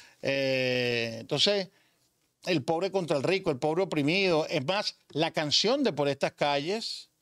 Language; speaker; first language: Spanish; native; Spanish